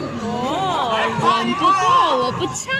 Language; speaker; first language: Chinese; non-native, learner; Urdu